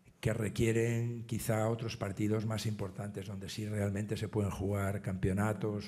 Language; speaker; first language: Spanish; native; Spanish